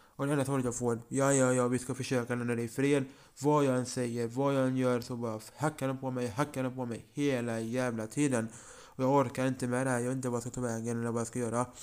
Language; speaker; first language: Swedish; early bilingual, other home language; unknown